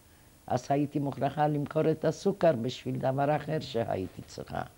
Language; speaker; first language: Hebrew; non-native, fluent; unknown